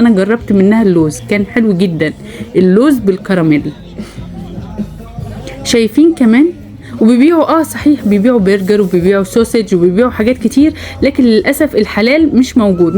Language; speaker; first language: Arabic; native; Arabic